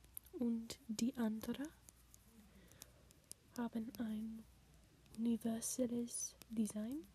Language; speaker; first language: German; non-native, learner; English